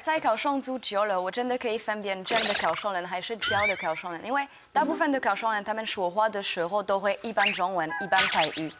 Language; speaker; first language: Chinese; non-native, fluent; French